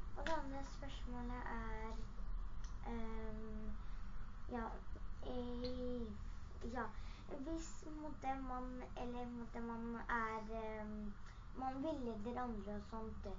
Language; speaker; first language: Norwegian; early bilingual, other home language; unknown